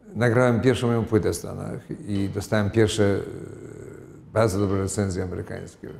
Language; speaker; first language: Polish; native; Polish